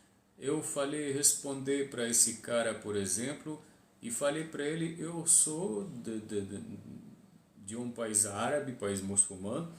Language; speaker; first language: Portuguese; non-native, fluent; Arabic